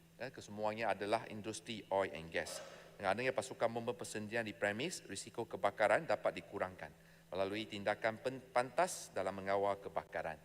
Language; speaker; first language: Malay; non-native, local second language; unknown